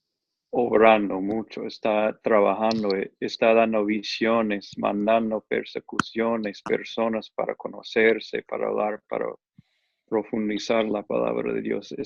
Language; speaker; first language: Spanish; non-native, learner; English